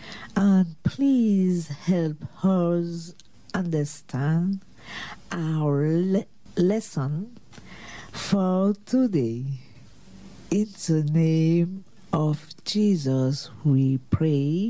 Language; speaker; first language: English; non-native, learner; French